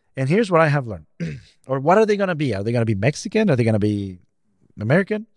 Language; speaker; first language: English; non-native, fluent; Spanish